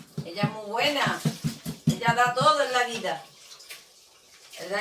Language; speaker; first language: Spanish; native; Spanish